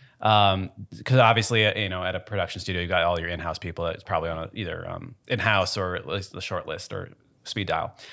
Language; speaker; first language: English; native; English